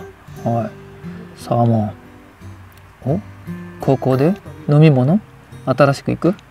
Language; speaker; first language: Japanese; native; Japanese